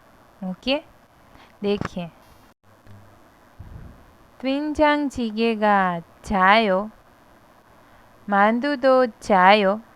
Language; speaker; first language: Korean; non-native, fluent; Hindi